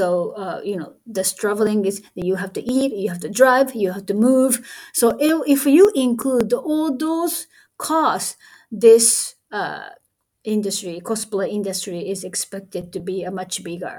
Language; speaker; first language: English; non-native, fluent; Japanese